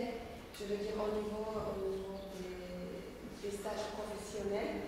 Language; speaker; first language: French; non-native, learner; Slovak